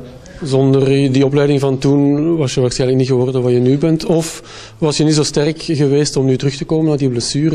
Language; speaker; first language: Dutch; native; Dutch